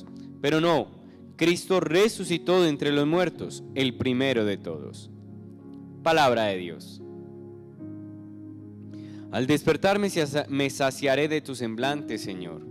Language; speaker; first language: Spanish; native; Spanish